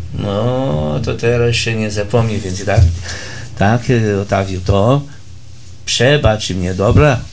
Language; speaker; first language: Polish; early bilingual, heritage; Polish